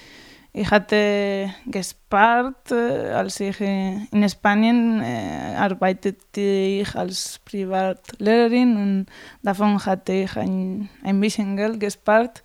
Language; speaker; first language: German; non-native, fluent; Spanish